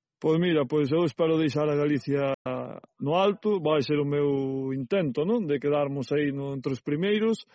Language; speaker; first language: Galician; native; Galician